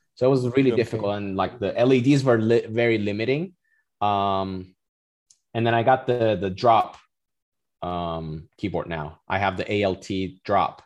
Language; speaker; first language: English; non-native, fluent; Turkish